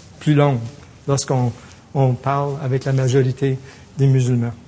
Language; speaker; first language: French; native; French